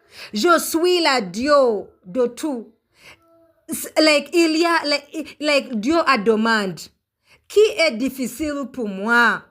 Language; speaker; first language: French; non-native, learner; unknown